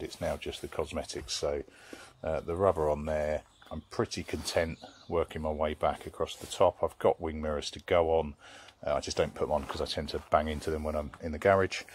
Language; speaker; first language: English; native; English